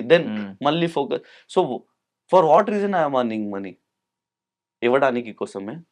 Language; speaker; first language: Telugu; non-native, local second language; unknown